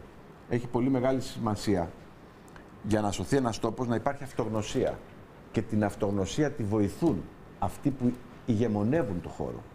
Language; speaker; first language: Greek; native; Greek